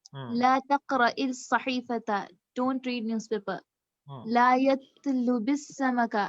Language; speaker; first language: Arabic; non-native, learner; Urdu